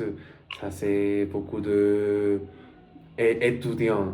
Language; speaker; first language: French; non-native, learner; Spanish